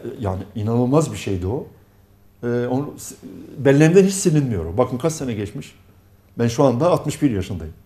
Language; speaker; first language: Turkish; non-native, local second language; Arabic